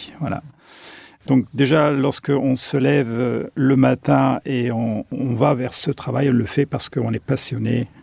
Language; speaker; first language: French; non-native, fluent; German